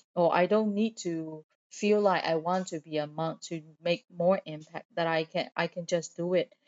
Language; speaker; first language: English; non-native, fluent; Burmese